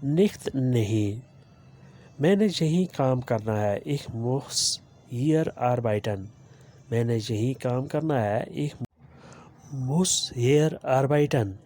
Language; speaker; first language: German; non-native, learner; Urdu